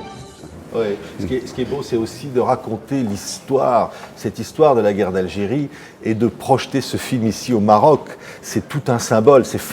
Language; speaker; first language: French; native; French